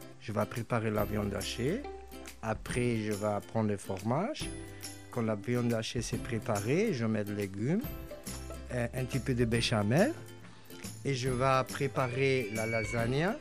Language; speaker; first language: French; non-native, learner; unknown